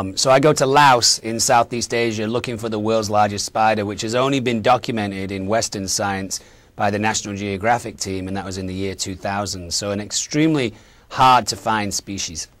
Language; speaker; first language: English; native; English